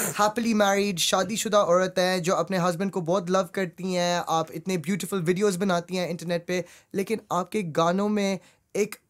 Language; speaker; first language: Hindi; early bilingual, heritage; Urdu